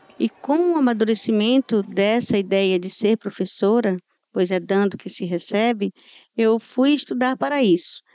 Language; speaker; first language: Portuguese; native; Portuguese